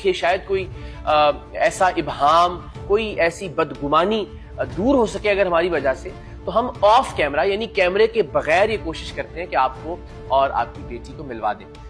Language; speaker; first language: Urdu; native; Urdu